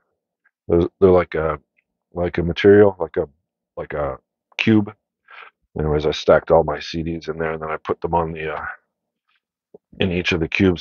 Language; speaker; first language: English; native; English